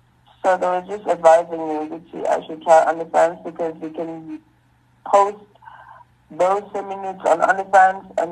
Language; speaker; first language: English; non-native, local second language; Zulu